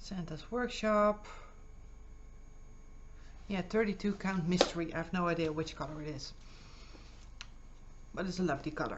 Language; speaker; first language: English; non-native, fluent; Dutch